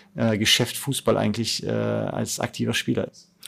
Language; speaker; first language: German; native; German